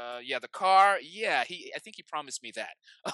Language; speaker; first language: English; non-native, local second language; Yoruba